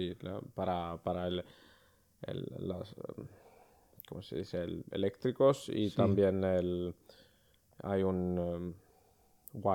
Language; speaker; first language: Spanish; early bilingual, other home language; Finnish